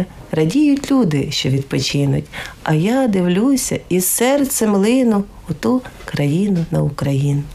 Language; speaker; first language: Ukrainian; native; Ukrainian